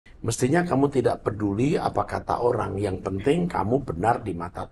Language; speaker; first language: Indonesian; native; Indonesian